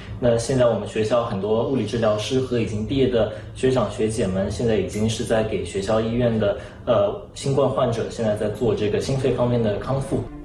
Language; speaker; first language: Chinese; native; Chinese